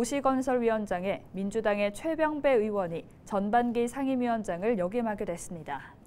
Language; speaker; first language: Korean; native; Korean